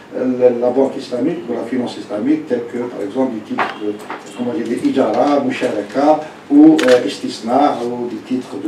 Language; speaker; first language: French; non-native, local second language; Arabic